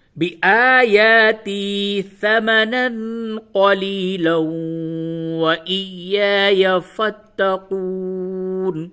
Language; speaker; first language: Urdu; native; Urdu